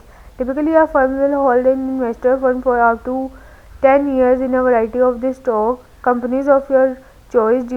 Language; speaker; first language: English; non-native, local second language; Urdu